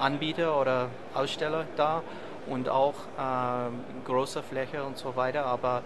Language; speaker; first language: German; non-native, learner; English